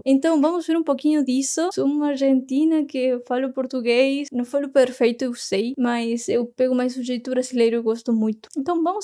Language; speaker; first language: Portuguese; non-native, fluent; Spanish